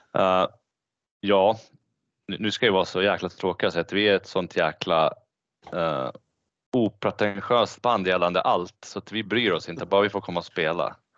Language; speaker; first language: Swedish; early bilingual, other home language; Bosnian